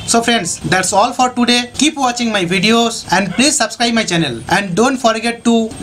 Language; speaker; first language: English; non-native, local second language; Hindi